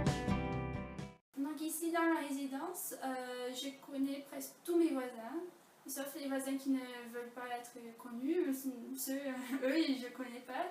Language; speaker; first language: French; non-native, fluent; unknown